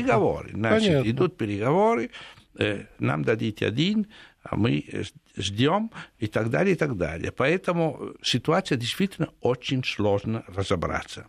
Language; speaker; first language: Russian; non-native, fluent; Italian